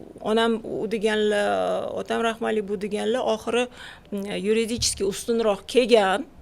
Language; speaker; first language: Uzbek; non-native, local second language; Russian